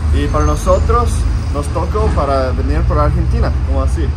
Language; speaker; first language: Spanish; non-native, learner; English